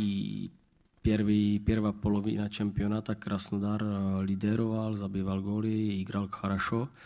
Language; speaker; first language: Russian; non-native, learner; Czech